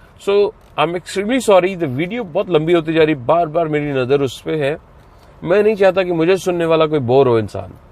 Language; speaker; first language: Urdu; native; Urdu